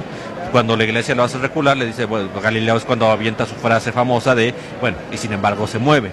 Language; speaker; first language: Spanish; native; Spanish